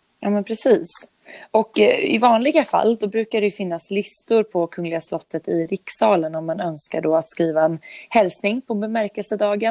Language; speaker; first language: Swedish; native; Swedish